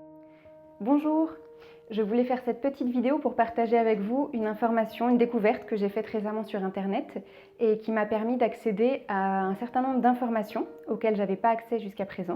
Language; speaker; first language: French; native; French